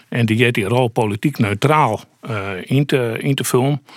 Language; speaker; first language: Dutch; native; Dutch